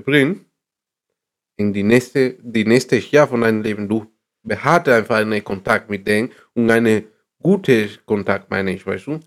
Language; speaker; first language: German; non-native, learner; Spanish